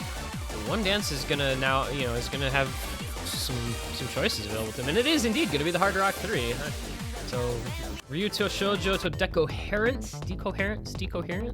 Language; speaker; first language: English; native; English